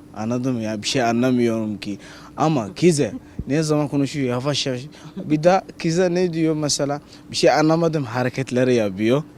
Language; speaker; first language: Turkish; non-native, learner; Somali